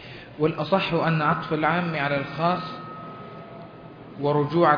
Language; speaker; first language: Arabic; native; Arabic